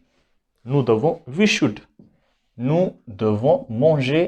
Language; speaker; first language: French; non-native, fluent; Hindi